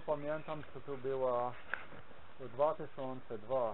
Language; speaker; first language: Polish; non-native, learner; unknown